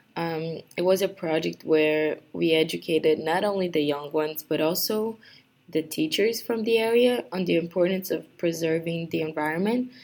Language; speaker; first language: English; non-native, fluent; Portuguese